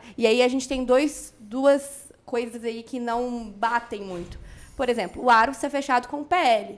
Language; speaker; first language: Portuguese; native; Portuguese